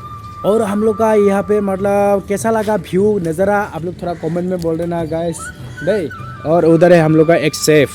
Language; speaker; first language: Hindi; non-native, local second language; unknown